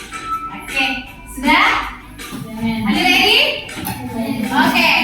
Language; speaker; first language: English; non-native, learner; Indonesian